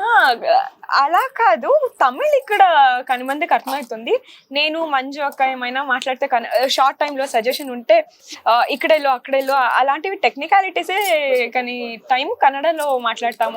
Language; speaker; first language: Telugu; non-native, local second language; Kannada